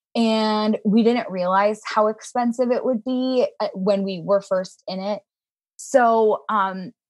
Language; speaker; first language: English; native; English